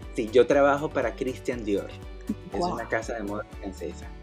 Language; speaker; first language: Spanish; native; Spanish